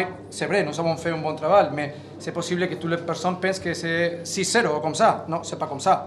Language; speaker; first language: French; non-native, learner; Catalan